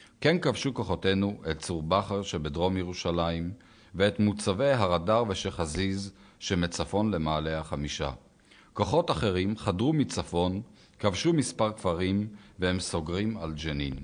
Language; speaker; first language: Hebrew; native; Hebrew